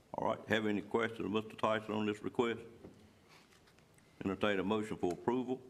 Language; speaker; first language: English; native; English